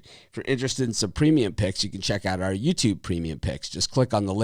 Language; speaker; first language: English; native; English